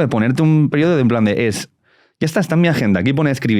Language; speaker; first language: Spanish; native; Spanish